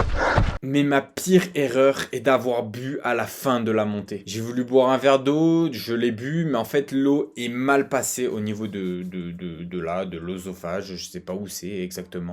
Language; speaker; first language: French; native; French